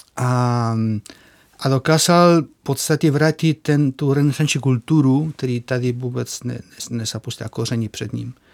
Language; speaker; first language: Czech; non-native, fluent; Spanish